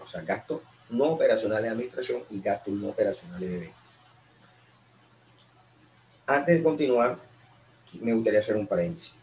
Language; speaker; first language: Spanish; native; Spanish